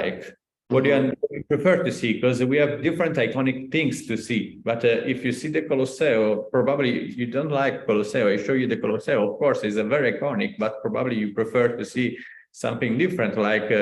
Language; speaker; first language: English; non-native, learner; Italian